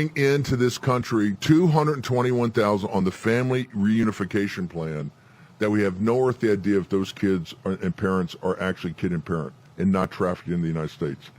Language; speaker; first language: English; native; English